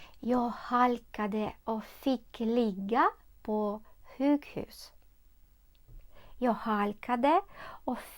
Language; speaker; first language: Swedish; non-native, fluent; Ukrainian